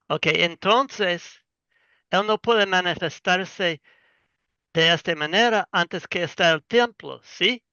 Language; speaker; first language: Spanish; non-native, learner; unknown